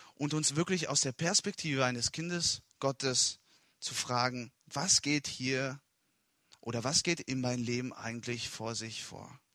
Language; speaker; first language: German; non-native, fluent; Italian